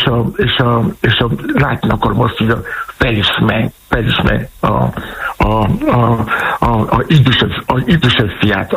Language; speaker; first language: Hungarian; non-native, fluent; Yoruba